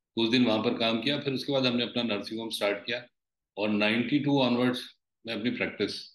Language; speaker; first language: Hindi; native; Hindi